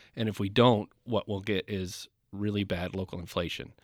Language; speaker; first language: English; native; English